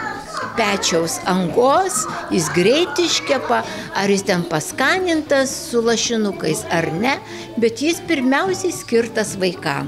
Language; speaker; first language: Lithuanian; native; Lithuanian